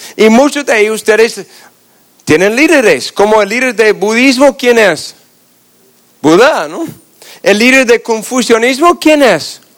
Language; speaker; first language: Spanish; non-native, fluent; English